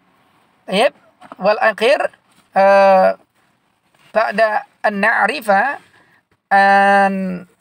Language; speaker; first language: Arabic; non-native, fluent; Indonesian